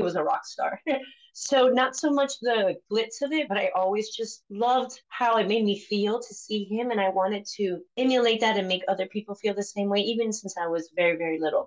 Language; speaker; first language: English; early bilingual, other home language; Spanish